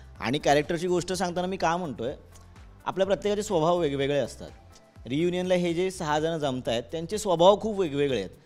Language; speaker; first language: Marathi; native; Marathi